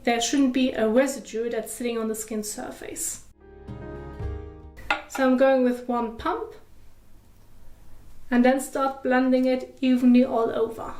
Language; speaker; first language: English; non-native, fluent; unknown